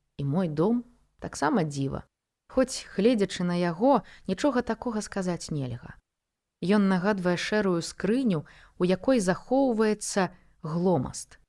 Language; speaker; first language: Belarusian; non-native, local second language; Russian